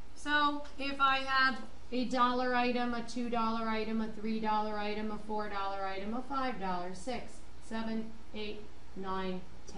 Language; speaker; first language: English; native; English